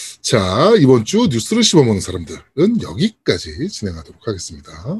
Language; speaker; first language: Korean; native; Korean